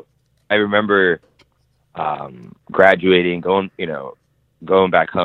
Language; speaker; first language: English; native; English